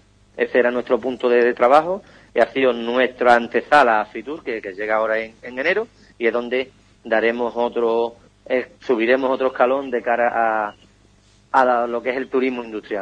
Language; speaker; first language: Spanish; native; Spanish